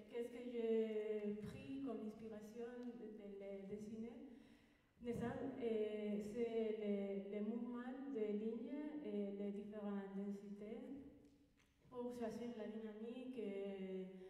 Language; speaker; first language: French; non-native, learner; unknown